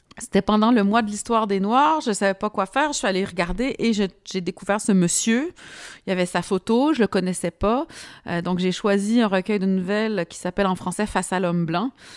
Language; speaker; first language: French; native; French